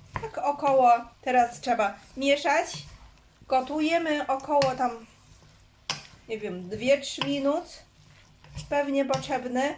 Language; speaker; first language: Polish; non-native, learner; Chinese